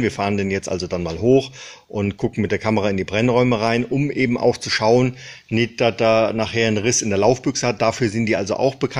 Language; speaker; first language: German; native; German